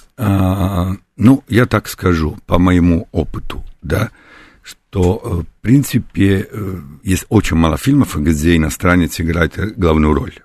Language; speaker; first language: Russian; non-native, fluent; Italian